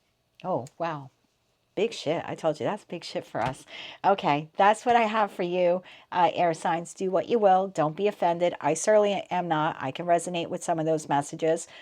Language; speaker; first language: English; native; English